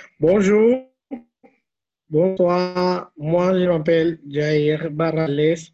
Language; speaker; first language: French; non-native, learner; Spanish